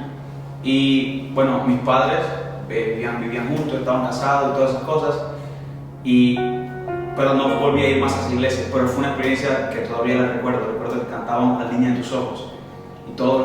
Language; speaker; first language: Spanish; native; Spanish